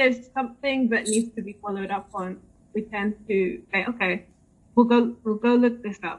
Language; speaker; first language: English; native; English